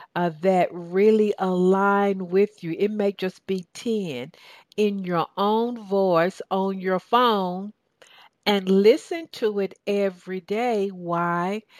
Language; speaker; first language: English; native; English